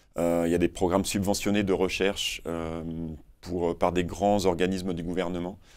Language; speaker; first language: French; native; French